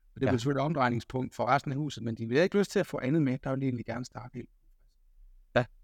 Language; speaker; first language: Danish; native; Danish